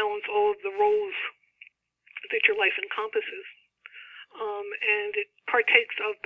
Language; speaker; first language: English; native; English